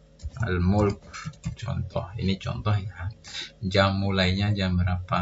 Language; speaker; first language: Indonesian; native; Indonesian